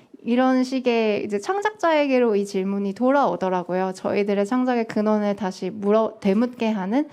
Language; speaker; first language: Korean; native; Korean